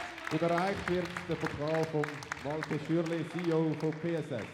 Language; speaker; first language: German; native; German